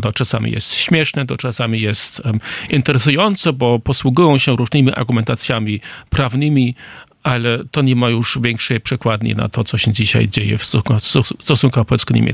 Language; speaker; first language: Polish; non-native, fluent; German